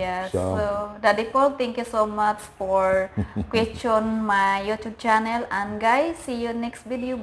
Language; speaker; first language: English; non-native, learner; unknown